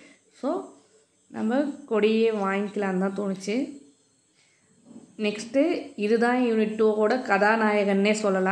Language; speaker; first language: Tamil; native; Tamil